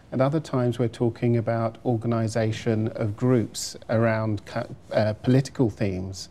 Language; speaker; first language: English; native; English